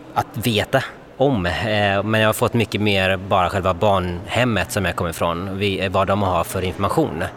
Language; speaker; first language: Swedish; early bilingual, other home language; Bangla